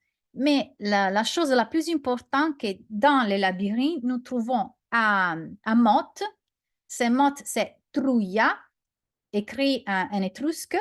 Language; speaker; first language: French; non-native, learner; Italian